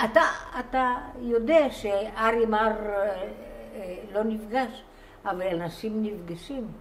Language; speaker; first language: Hebrew; non-native, fluent; Bulgarian